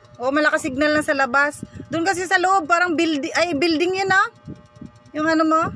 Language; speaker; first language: Filipino; non-native, local second language; Cebuano